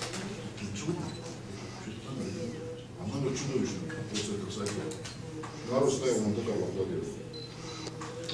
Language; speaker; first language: Russian; native; Russian